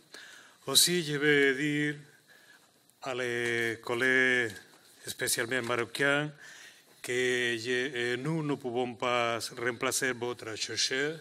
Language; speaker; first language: French; non-native, learner; Spanish